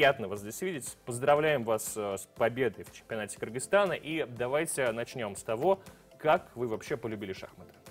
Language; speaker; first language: Russian; native; Russian